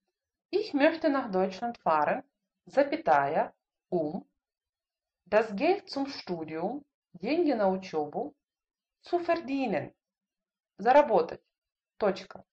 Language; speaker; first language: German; non-native, fluent; Russian